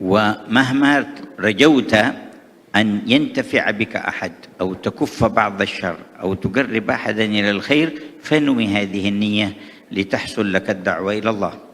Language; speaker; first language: Arabic; native; Arabic